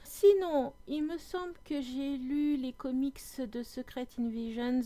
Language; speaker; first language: French; native; French